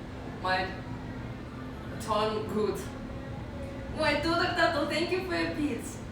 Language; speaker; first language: English; non-native, learner; Russian